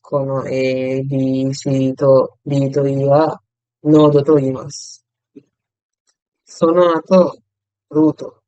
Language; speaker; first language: Japanese; non-native, fluent; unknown